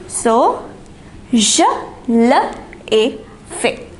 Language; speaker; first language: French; non-native, fluent; English